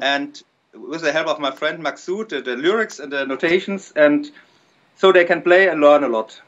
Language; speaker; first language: English; non-native, fluent; German